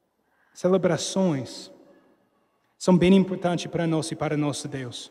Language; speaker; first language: Portuguese; non-native, fluent; English